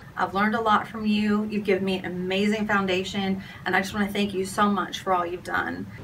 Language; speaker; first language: English; native; English